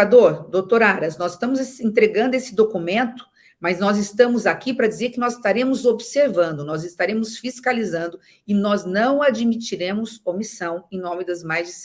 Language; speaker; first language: Portuguese; native; Portuguese